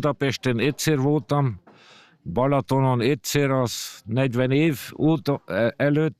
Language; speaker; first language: Hungarian; early bilingual, heritage; Hungarian